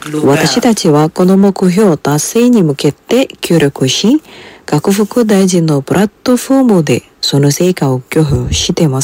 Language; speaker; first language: Japanese; non-native, fluent; Indonesian